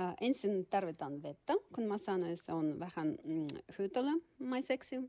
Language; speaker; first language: Finnish; non-native, learner; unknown